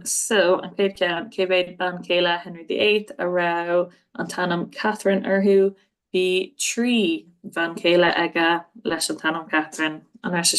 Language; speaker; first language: Irish; non-native, local second language; English